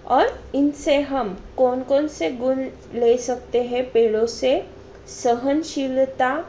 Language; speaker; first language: Hindi; non-native, local second language; Marathi